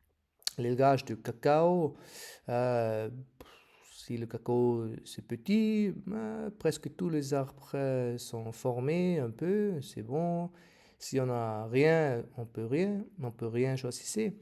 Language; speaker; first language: French; non-native, learner; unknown